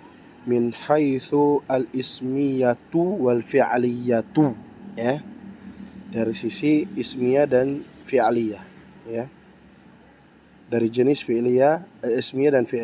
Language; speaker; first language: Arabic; non-native, fluent; Indonesian